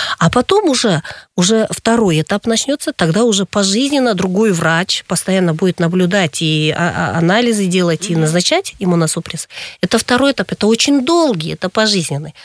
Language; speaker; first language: Russian; non-native, local second language; Kyrgyz